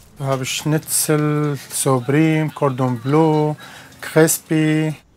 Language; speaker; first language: German; non-native, learner; Arabic